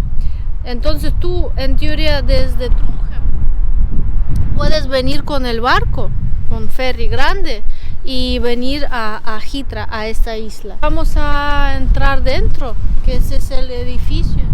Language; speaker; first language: Spanish; non-native, fluent; Russian